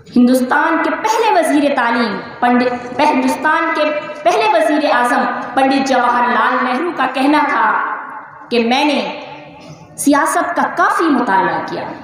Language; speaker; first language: Urdu; native; Urdu